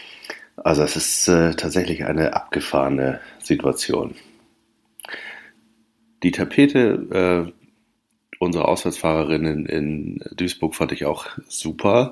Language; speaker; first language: German; native; German